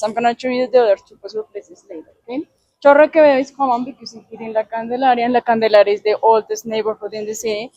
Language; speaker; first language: English; non-native, fluent; Spanish